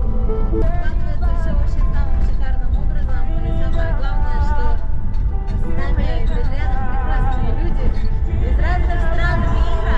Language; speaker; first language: Russian; native; Russian